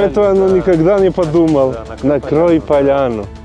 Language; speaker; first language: Russian; non-native, learner; Serbian